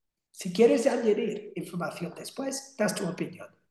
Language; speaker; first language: Spanish; non-native, fluent; English